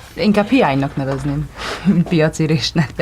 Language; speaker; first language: Hungarian; native; Hungarian